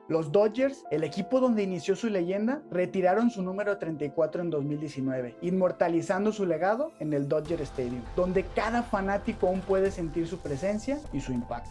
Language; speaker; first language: Spanish; native; Spanish